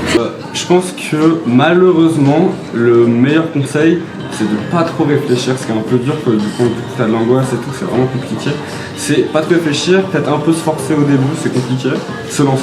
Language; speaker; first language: French; native; French